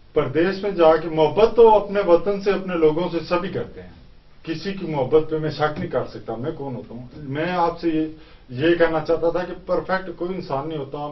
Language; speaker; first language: Urdu; early bilingual, heritage; Urdu